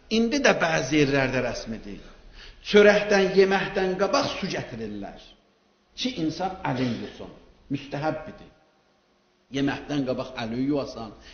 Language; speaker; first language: Azerbaijani; native; Azerbaijani